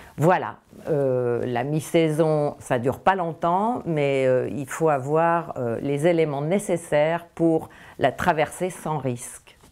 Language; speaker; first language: French; native; French